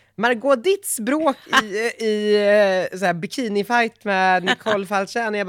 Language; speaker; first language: Swedish; native; Swedish